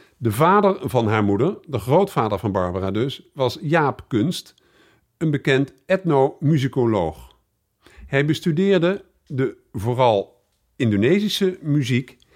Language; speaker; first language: Dutch; native; Dutch